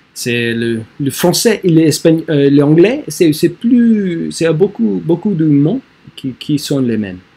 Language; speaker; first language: French; non-native, learner; English